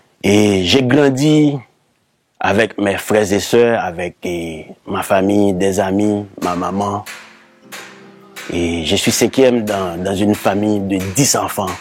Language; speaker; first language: French; non-native, local second language; Haitian Creole